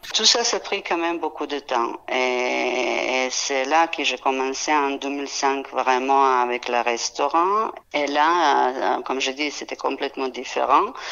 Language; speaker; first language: French; non-native, fluent; Serbian